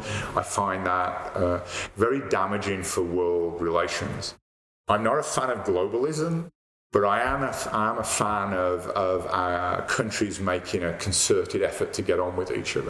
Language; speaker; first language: English; native; English